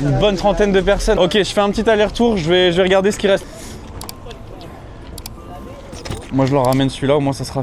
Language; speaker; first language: French; native; French